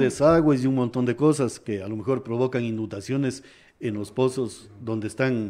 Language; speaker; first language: Spanish; native; Spanish